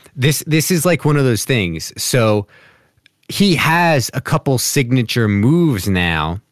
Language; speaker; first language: English; native; English